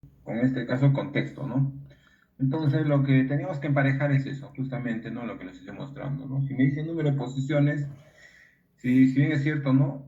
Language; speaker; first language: Spanish; native; Spanish